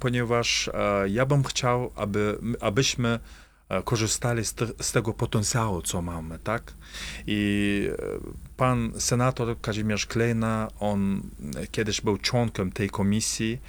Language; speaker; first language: Polish; non-native, fluent; Kazakh